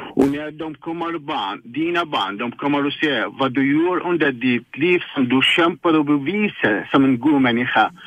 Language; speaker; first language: Swedish; non-native, learner; Arabic